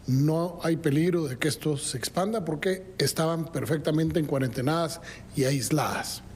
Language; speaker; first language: Spanish; native; Spanish